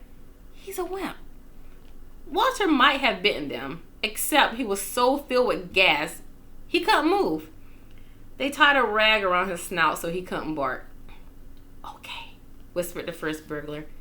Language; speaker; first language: English; native; English